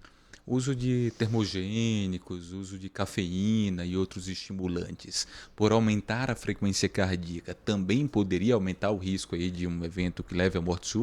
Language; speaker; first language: Portuguese; native; Portuguese